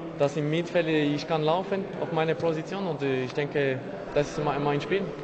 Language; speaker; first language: German; non-native, local second language; French